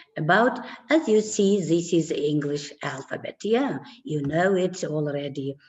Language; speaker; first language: English; non-native, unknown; Kazakh